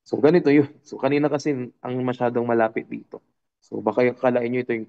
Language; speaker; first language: Filipino; native; Filipino